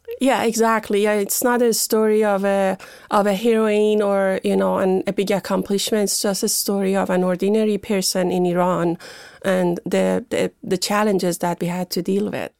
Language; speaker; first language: English; non-native, fluent; Persian